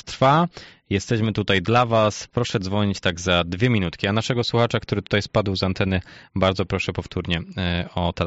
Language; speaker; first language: Polish; native; Polish